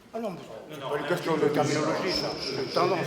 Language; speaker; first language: French; native; French